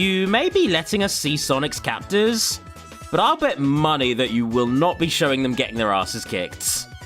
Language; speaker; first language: English; native; English